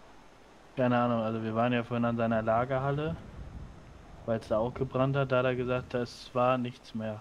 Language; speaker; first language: German; native; German